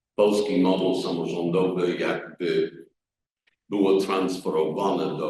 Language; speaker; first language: Polish; non-native, learner; English